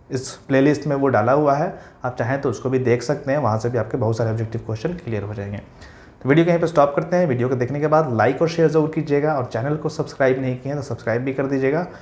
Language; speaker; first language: Hindi; native; Hindi